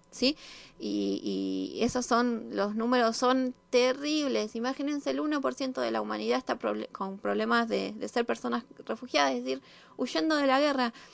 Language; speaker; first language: Spanish; native; Spanish